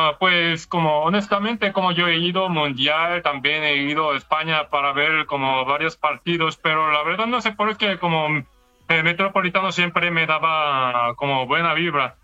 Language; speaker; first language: Spanish; non-native, fluent; Korean